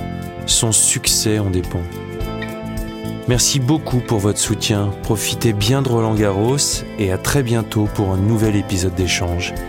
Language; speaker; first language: French; native; French